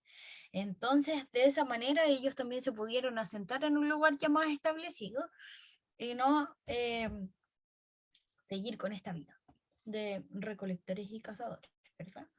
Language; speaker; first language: Spanish; native; Spanish